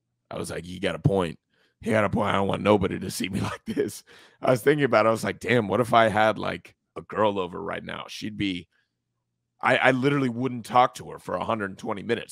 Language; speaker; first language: English; early bilingual, other home language; Spanish